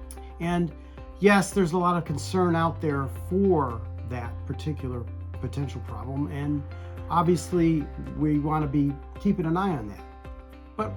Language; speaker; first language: English; native; English